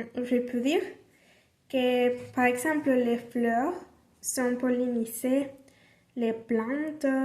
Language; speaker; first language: French; non-native, learner; Spanish